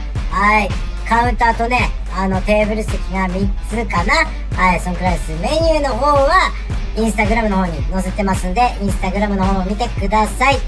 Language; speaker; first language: Japanese; native; Japanese